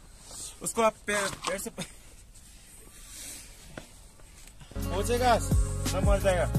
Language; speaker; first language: Hindi; non-native, local second language; Bangla